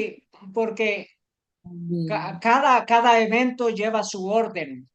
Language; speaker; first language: Spanish; native; Spanish